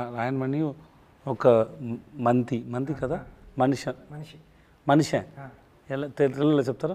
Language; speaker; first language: Telugu; non-native, learner; Tamil